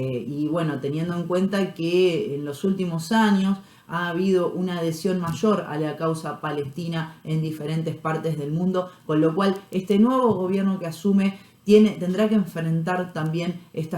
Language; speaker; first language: Spanish; native; Spanish